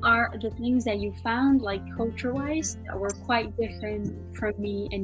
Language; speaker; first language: English; non-native, fluent; Portuguese